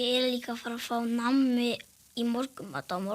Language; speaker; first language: Icelandic; early bilingual, other home language; Portuguese